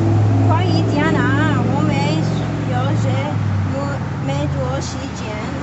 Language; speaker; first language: Chinese; non-native, learner; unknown